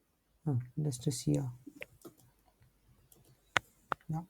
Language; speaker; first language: German; non-native, learner; Bangla